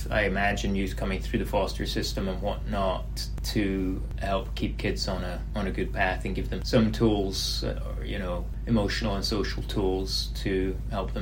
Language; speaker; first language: English; native; English